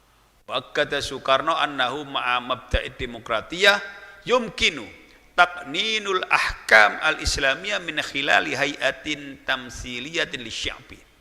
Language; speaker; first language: Arabic; non-native, fluent; Javanese